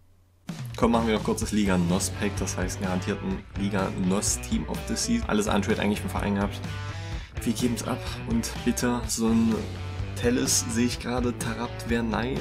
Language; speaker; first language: German; native; German